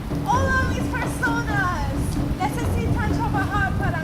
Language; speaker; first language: Spanish; non-native, learner; English